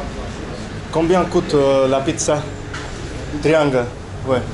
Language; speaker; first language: French; non-native, learner; Spanish